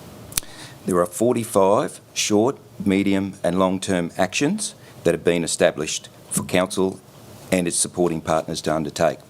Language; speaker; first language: English; native; English